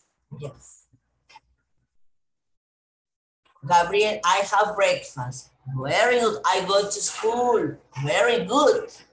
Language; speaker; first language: English; non-native, learner; Spanish